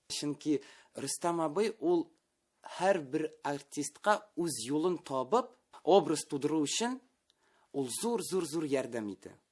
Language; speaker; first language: Tatar; non-native, local second language; Russian